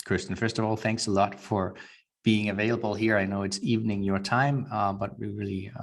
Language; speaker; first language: English; non-native, fluent; Danish